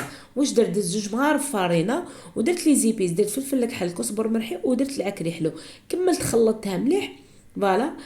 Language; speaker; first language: Arabic; native; Arabic